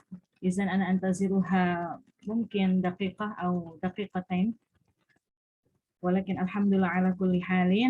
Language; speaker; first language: Arabic; non-native, learner; Indonesian